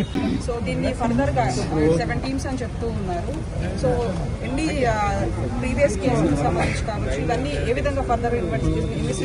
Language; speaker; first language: Telugu; native; Telugu